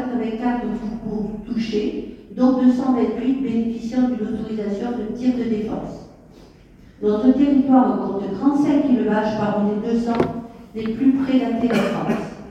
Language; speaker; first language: French; native; French